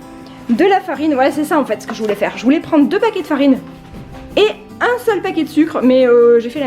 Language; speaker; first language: French; native; French